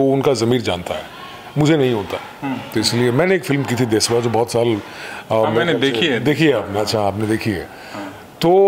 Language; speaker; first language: Hindi; native; Hindi